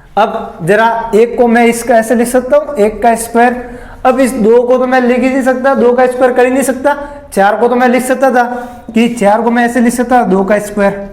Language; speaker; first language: Hindi; native; Hindi